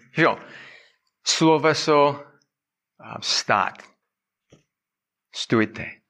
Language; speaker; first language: Czech; non-native, learner; English